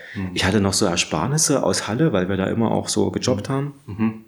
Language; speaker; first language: German; native; German